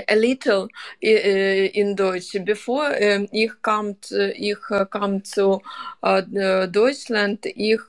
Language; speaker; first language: English; non-native, learner; Ukrainian